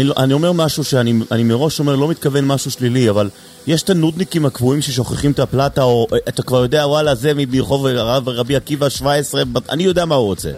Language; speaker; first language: Hebrew; native; Hebrew